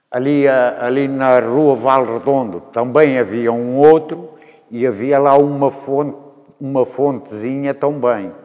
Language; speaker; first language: Portuguese; native; Portuguese